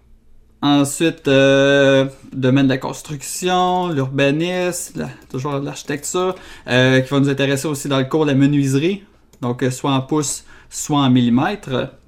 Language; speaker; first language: French; native; French